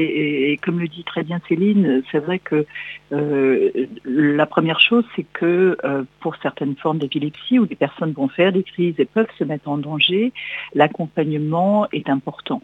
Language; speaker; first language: French; native; French